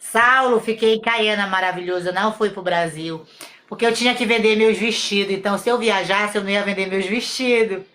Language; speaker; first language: Portuguese; native; Portuguese